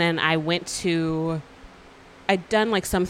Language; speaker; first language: English; native; English